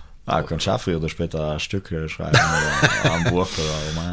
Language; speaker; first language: German; non-native, local second language; Italian